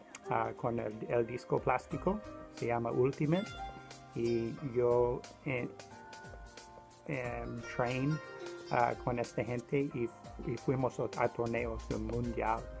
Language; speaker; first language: Spanish; non-native, learner; English